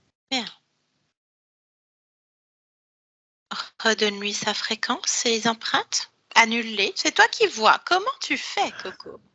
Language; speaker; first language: French; native; French